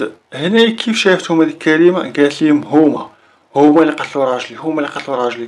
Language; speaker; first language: Arabic; native; Arabic